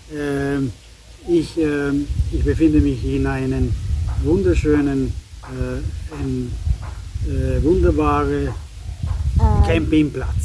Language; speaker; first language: German; non-native, learner; Italian